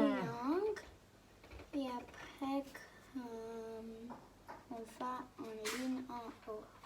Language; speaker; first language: French; non-native, learner; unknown